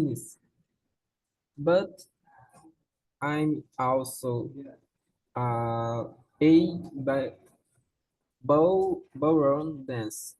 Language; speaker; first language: English; non-native, learner; Portuguese